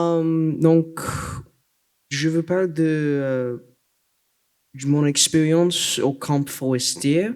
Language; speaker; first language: French; non-native, local second language; English